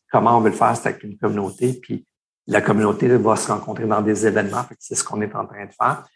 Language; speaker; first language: French; native; French